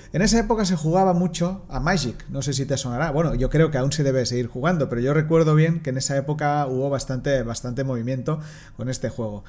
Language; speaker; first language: Spanish; non-native, local second language; Catalan